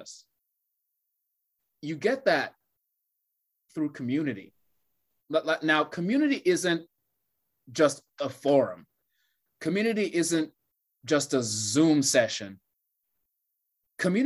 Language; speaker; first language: English; non-native, local second language; Yoruba